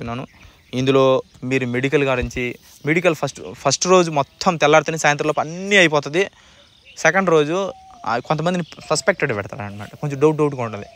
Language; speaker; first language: Telugu; native; Telugu